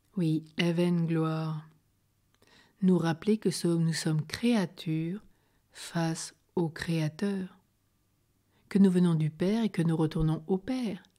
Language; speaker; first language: French; native; French